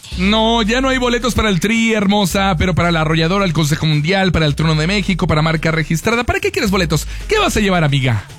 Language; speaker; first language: Spanish; native; Spanish